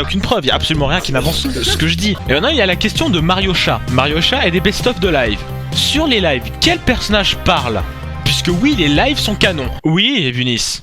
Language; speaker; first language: French; native; French